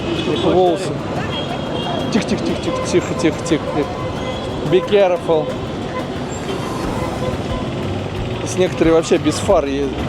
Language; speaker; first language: Russian; native; Russian